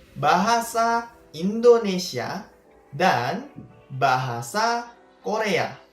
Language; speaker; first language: Indonesian; non-native, fluent; Korean